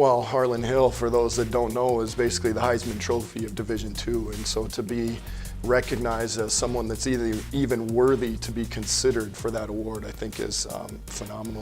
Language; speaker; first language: English; native; English